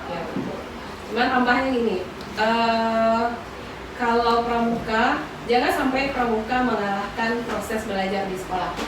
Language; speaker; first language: Indonesian; non-native, local second language; Minangkabau